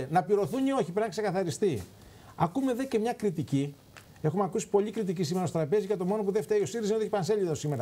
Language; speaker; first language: Greek; native; Greek